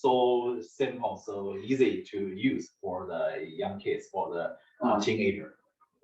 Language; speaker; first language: English; non-native, learner; Chinese